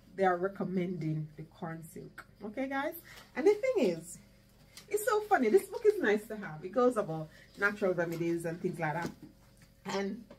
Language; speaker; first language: English; non-native, local second language; Jamaican Creole English